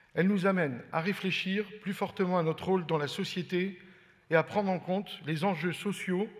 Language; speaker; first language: French; native; French